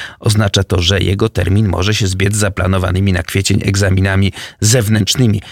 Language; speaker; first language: Polish; native; Polish